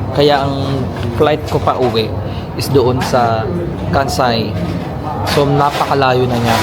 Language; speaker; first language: Filipino; native; Filipino